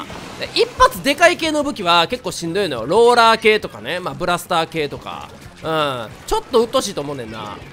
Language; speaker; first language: Japanese; native; Japanese